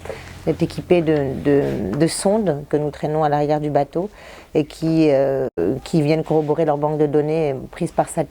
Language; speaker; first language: French; native; French